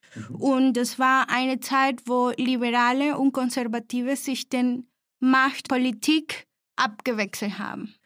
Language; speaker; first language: German; non-native, fluent; Spanish